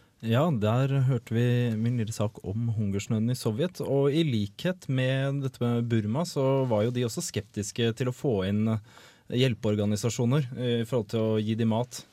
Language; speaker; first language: Norwegian; native; Norwegian